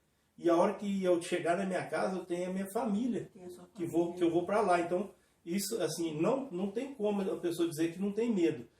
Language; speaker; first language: Portuguese; native; Portuguese